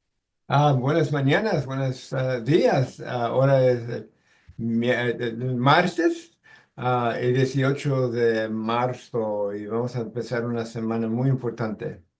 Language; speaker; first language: Spanish; early bilingual, heritage; Spanish